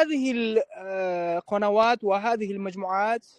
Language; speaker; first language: Arabic; non-native, fluent; Uzbek